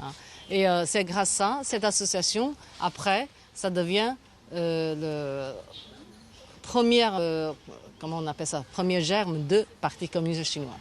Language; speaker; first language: French; non-native, fluent; Chinese